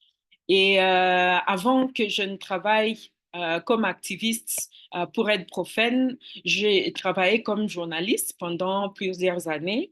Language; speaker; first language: French; non-native, local second language; Swahili